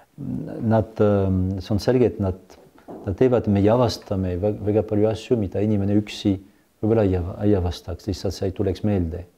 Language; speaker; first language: Estonian; non-native, fluent; French